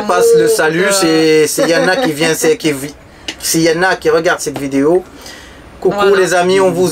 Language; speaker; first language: French; non-native, local second language; Arabic